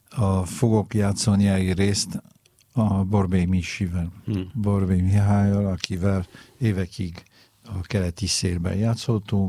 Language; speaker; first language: Hungarian; non-native, fluent; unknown